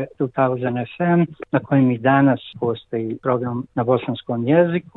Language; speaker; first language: Croatian; native; Croatian